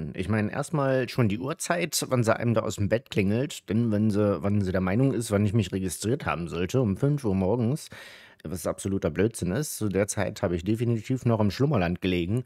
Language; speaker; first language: German; native; German